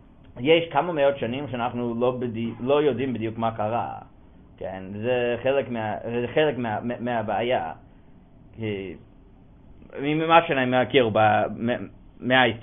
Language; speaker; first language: Hebrew; non-native, fluent; English